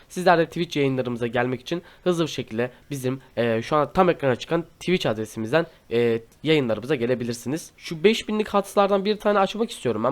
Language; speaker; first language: Turkish; native; Turkish